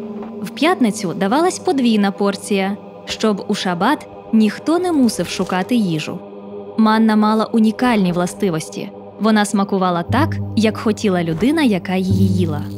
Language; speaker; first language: Ukrainian; native; Ukrainian